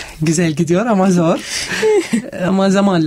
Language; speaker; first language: Turkish; non-native, fluent; Arabic